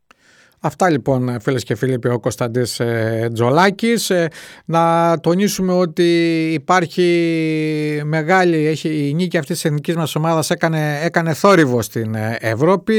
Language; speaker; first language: Greek; native; Greek